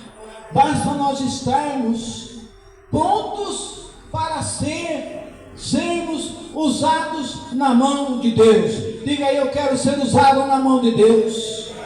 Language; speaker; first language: Portuguese; native; Portuguese